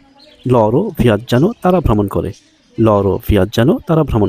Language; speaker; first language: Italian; non-native, learner; Bangla